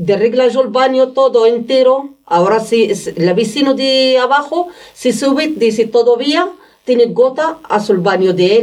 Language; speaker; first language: Spanish; non-native, learner; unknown